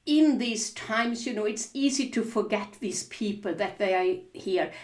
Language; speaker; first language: English; non-native, fluent; Swedish